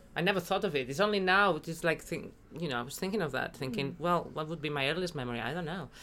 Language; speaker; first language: English; non-native, fluent; Spanish